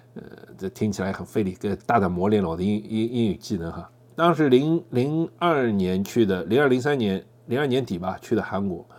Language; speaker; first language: Chinese; native; Chinese